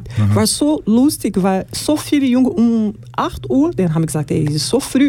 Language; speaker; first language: German; non-native, learner; Portuguese